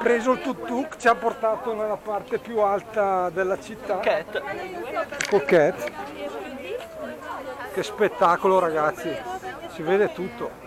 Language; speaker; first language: Italian; native; Italian